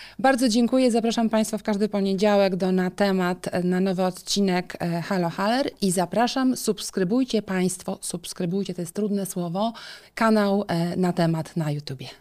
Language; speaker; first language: Polish; native; Polish